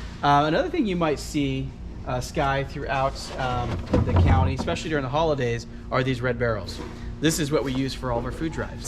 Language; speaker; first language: English; native; English